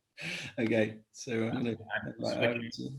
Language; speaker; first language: English; native; English